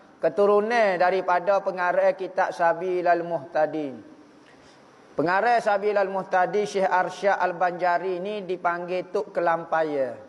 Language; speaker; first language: Malay; native; Malay